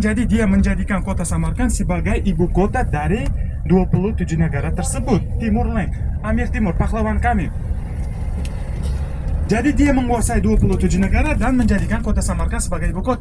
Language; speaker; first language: Indonesian; non-native, fluent; Uzbek